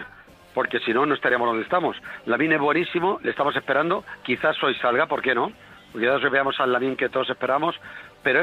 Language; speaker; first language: Spanish; native; Spanish